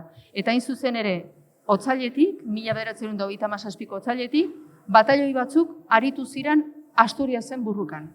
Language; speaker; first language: Basque; native; Basque